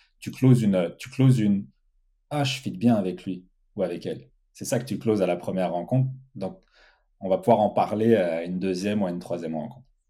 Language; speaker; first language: French; early bilingual, other home language; Portuguese